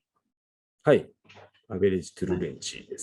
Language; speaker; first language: Japanese; native; Japanese